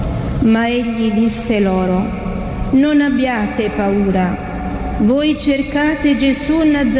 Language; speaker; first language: Italian; native; Italian